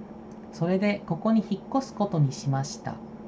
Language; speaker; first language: Japanese; non-native, fluent; Indonesian